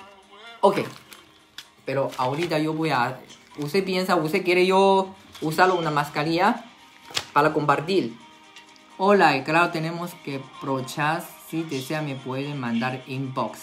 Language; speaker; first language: Spanish; non-native, learner; Chinese